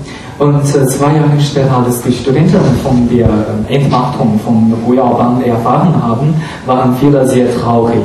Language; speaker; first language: German; non-native, fluent; Chinese